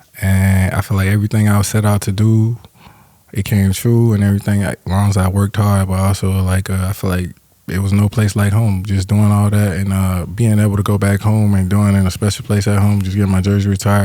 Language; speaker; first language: English; native; English